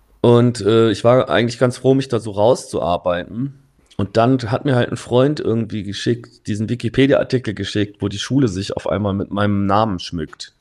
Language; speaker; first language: German; native; German